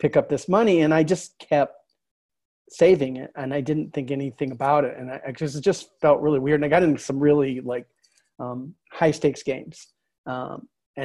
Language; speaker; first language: English; native; English